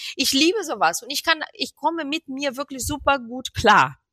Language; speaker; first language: German; non-native, fluent; Portuguese